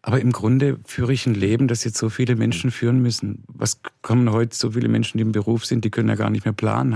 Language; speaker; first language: German; native; German